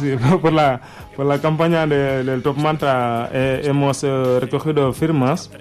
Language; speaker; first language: Spanish; non-native, learner; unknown